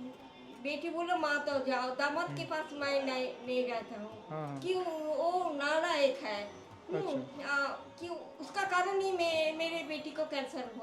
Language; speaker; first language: Hindi; non-native, local second language; Bangla